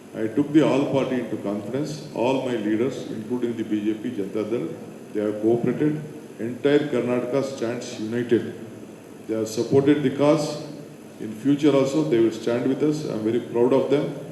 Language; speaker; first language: English; non-native, local second language; Kannada